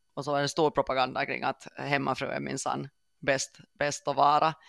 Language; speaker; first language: Swedish; native; Swedish